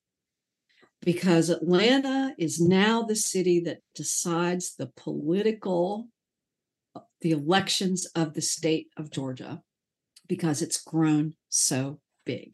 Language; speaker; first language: English; native; English